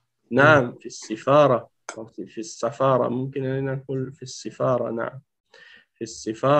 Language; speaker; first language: Arabic; non-native, fluent; French